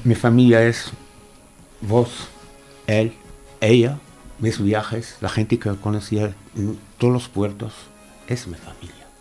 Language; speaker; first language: Spanish; non-native, fluent; Arabic